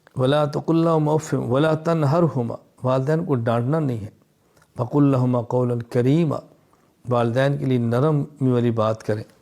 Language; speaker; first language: Urdu; non-native, local second language; Punjabi